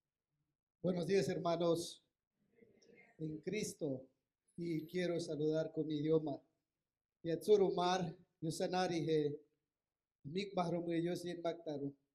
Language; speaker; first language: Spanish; non-native, local second language; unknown